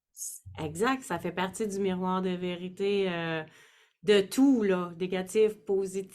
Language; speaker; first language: French; native; French